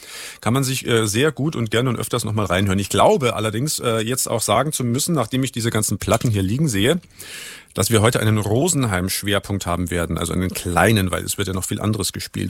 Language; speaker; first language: German; native; German